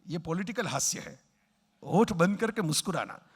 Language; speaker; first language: Hindi; non-native, local second language; Gujarati